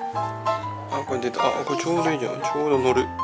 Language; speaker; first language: Japanese; native; Japanese